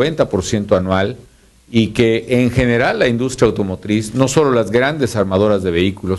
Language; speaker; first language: Spanish; native; Spanish